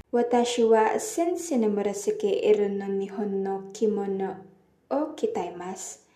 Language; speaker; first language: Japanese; non-native, learner; Filipino